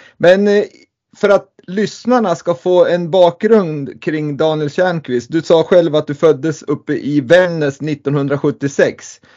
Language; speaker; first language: Swedish; native; Swedish